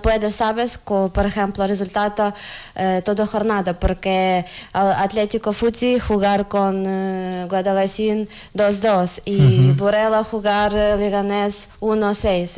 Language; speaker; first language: Spanish; non-native, learner; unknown